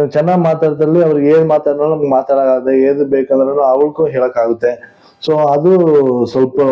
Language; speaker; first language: Kannada; non-native, local second language; Tamil